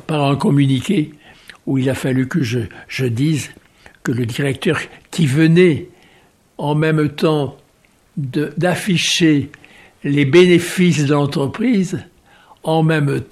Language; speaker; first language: French; native; French